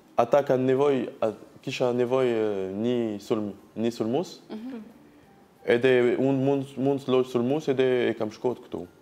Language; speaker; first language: Albanian; non-native, learner; French